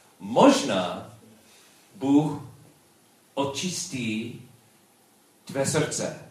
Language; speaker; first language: Czech; non-native, learner; English